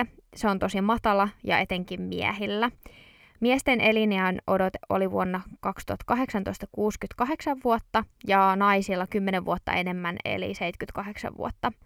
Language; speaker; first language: Finnish; native; Finnish